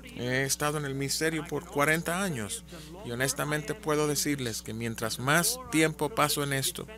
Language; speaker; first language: Spanish; non-native, fluent; Malayalam